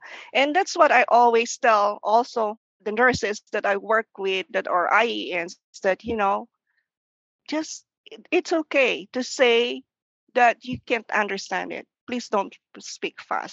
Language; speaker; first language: English; non-native, local second language; Filipino